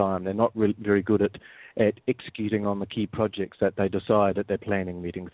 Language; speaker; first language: English; native; English